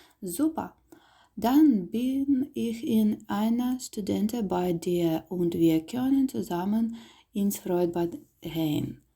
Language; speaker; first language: German; non-native, fluent; Ukrainian